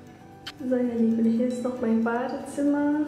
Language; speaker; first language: German; non-native, fluent; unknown